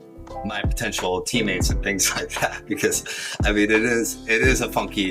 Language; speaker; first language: English; native; English